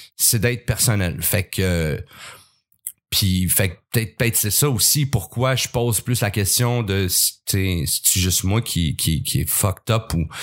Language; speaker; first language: French; native; French